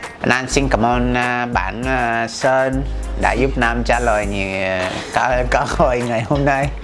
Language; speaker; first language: Vietnamese; non-native, fluent; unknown